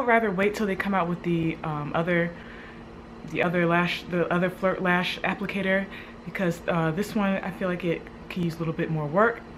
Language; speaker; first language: English; native; English